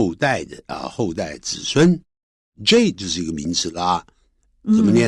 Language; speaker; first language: Chinese; native; Chinese